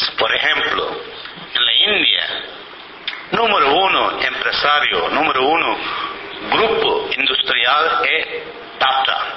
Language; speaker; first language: Spanish; non-native, learner; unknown